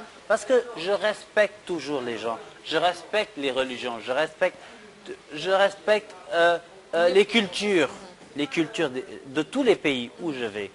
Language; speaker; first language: French; non-native, local second language; Wolof